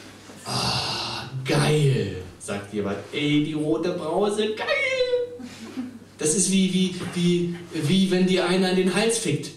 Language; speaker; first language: German; native; German